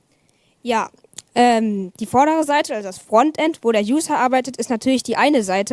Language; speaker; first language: German; native; German